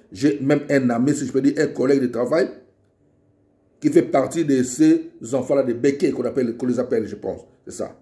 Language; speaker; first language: French; non-native, local second language; Lingala